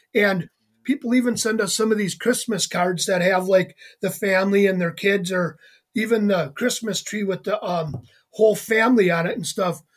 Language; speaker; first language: English; native; English